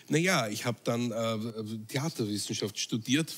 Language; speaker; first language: German; native; German